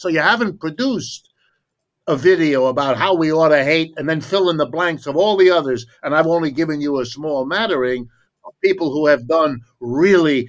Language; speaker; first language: English; early bilingual, other home language; German